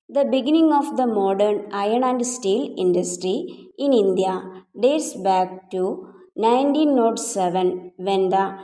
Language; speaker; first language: English; non-native, local second language; Malayalam